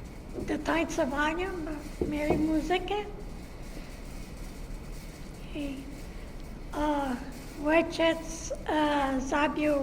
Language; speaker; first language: Polish; early bilingual, heritage; Polish